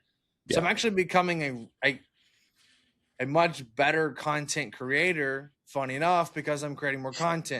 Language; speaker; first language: English; native; English